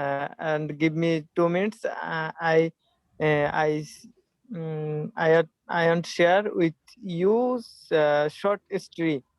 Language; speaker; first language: English; non-native, learner; Hindi